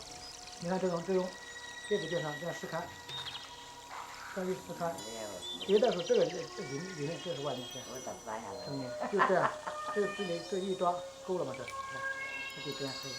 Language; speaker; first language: Chinese; non-native, local second language; Tibetan